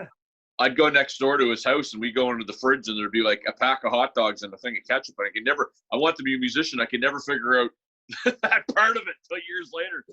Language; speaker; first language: English; native; English